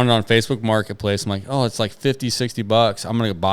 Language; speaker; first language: English; native; English